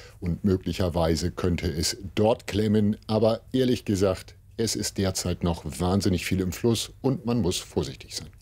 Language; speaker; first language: German; native; German